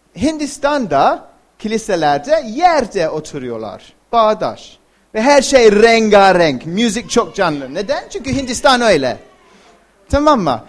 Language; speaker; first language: Turkish; non-native, fluent; English